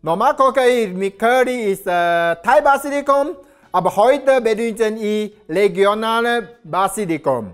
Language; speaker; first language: German; non-native, learner; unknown